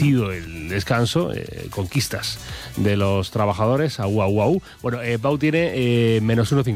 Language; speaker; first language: Spanish; native; Spanish